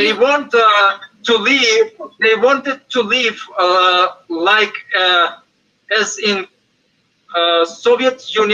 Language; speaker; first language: English; non-native, fluent; Russian